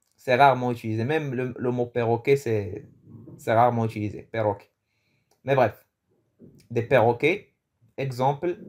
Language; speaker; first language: French; early bilingual, other home language; Arabic